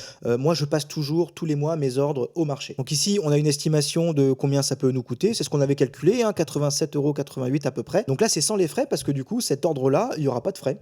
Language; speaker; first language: French; native; French